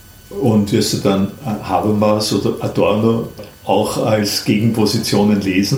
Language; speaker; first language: German; native; German